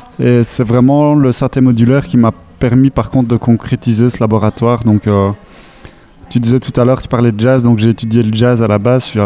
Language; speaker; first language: French; native; French